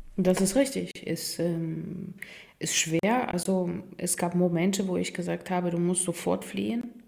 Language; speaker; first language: German; non-native, fluent; Russian